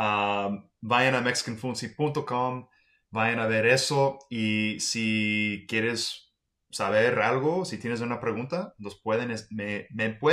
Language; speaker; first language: Spanish; non-native, fluent; English